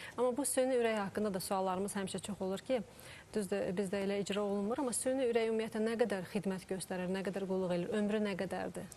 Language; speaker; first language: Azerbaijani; native; Azerbaijani